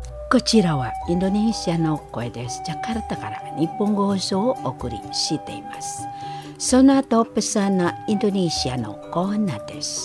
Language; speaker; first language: Japanese; non-native, fluent; Indonesian